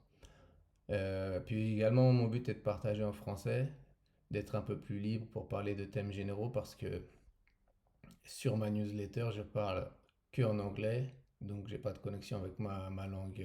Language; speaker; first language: French; native; French